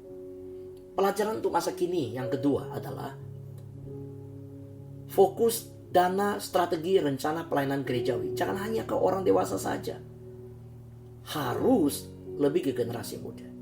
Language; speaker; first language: Indonesian; native; Indonesian